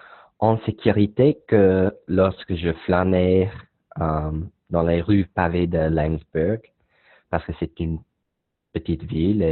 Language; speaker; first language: French; non-native, learner; English